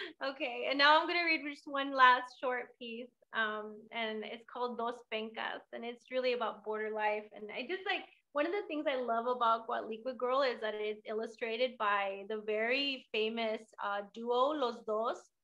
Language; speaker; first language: English; early bilingual, other home language; Spanish